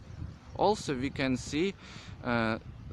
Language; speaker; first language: English; non-native, learner; Russian